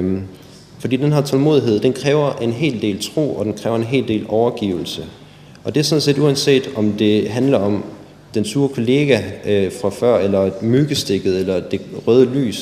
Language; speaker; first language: Danish; native; Danish